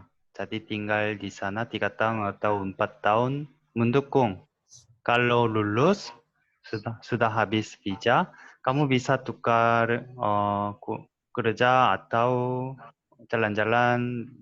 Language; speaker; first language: Indonesian; non-native, learner; Korean